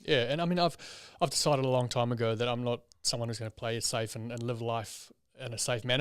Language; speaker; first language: English; native; English